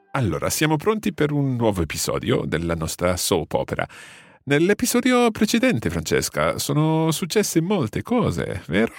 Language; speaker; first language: Italian; non-native, fluent; English